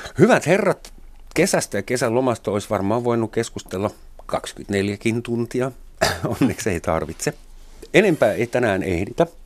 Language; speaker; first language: Finnish; non-native, fluent; German